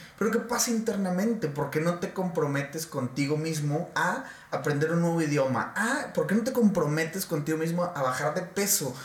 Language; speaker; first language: Spanish; native; Spanish